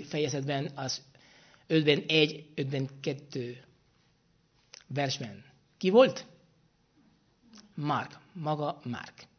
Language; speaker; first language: Hungarian; non-native, fluent; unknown